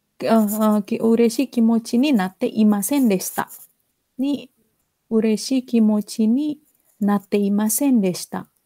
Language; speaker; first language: Japanese; non-native, fluent; Indonesian